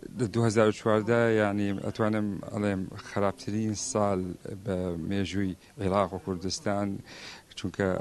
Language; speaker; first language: Central Kurdish; non-native, local second language; Assyrian Neo-Aramaic